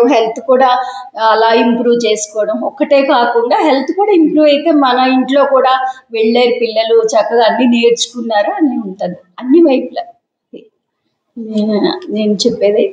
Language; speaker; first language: Telugu; native; Telugu